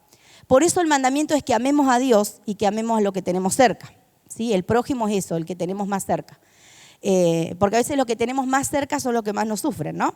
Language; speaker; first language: Spanish; native; Spanish